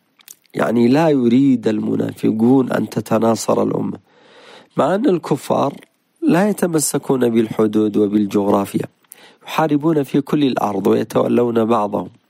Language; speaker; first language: Arabic; native; Arabic